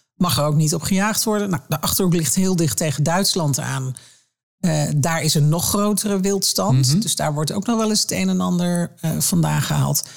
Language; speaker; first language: Dutch; native; Dutch